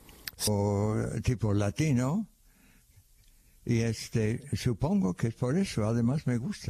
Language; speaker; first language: Spanish; non-native, fluent; English